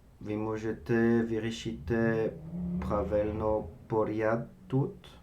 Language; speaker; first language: Ukrainian; non-native, learner; French